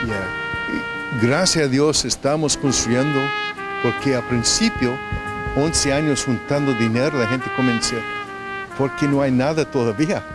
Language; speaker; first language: Spanish; non-native, fluent; English